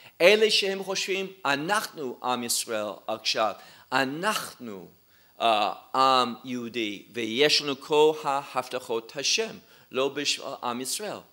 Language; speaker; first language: Hebrew; non-native, fluent; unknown